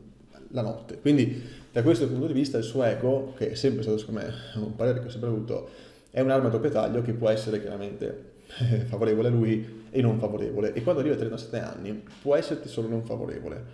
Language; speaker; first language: Italian; native; Italian